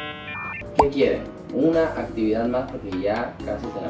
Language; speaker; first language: Spanish; native; Spanish